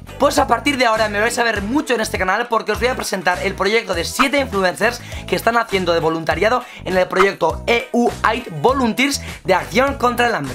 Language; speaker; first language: Spanish; native; Spanish